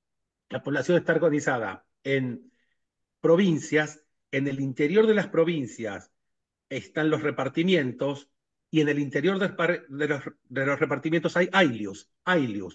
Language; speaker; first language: Spanish; native; Spanish